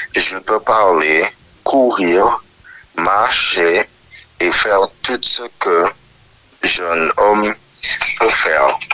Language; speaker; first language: French; non-native, learner; English